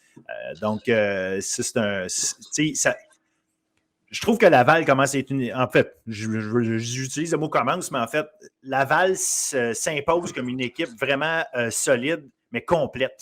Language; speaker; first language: French; native; French